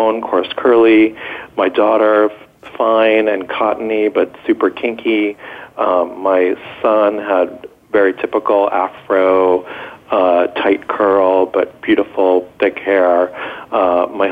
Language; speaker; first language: English; native; English